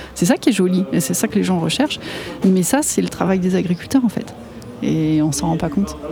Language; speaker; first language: French; native; French